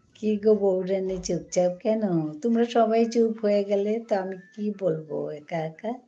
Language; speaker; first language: Bangla; non-native, local second language; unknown